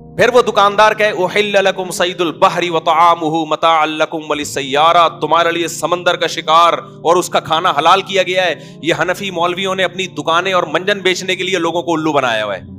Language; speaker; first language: Urdu; native; Urdu